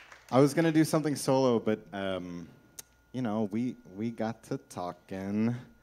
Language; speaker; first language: English; native; English